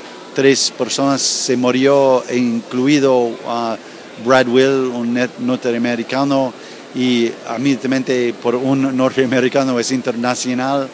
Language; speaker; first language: Spanish; non-native, learner; English